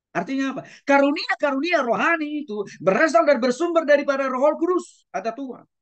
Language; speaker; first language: Indonesian; non-native, local second language; Batak Toba